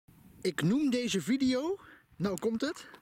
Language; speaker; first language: Dutch; native; Dutch